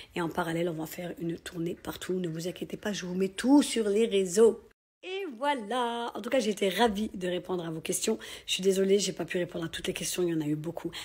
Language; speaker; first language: French; native; French